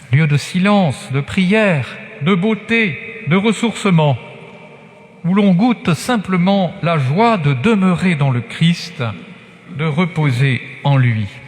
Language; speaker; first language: French; native; French